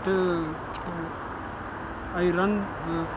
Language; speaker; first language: English; non-native, learner; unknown